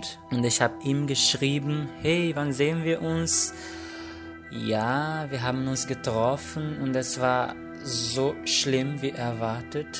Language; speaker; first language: German; non-native, fluent; Portuguese